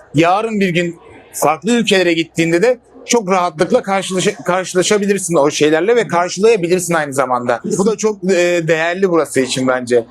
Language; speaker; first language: Turkish; native; Turkish